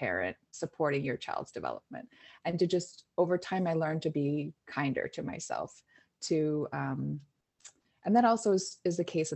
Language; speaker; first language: English; native; English